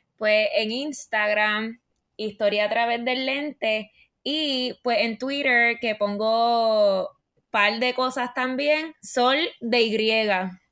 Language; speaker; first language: Spanish; native; Spanish